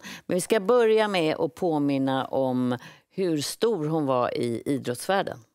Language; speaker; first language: Swedish; native; Swedish